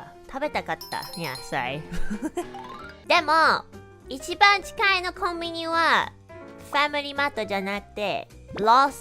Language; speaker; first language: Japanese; non-native, learner; English